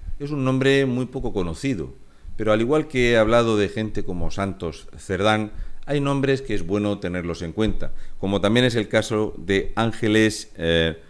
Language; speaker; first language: Spanish; native; Spanish